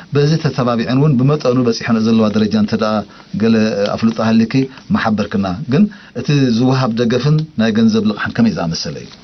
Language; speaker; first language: Tigrinya; native; Tigrinya